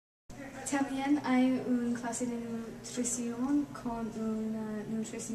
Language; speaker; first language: Spanish; non-native, learner; English